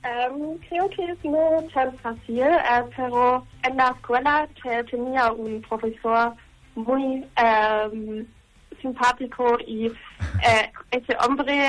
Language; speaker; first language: Spanish; non-native, learner; German